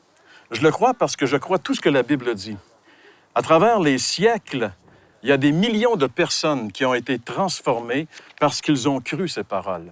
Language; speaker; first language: French; native; French